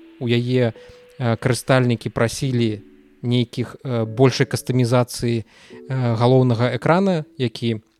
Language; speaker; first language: Belarusian; native; Belarusian